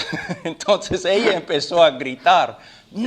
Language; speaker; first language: Spanish; non-native, fluent; English